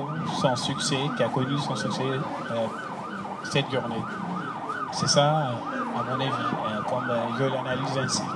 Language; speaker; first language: French; non-native, fluent; Arabic